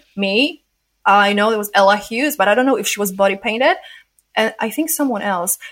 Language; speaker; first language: English; non-native, fluent; Polish